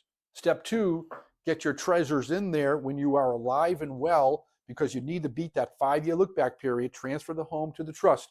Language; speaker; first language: English; native; English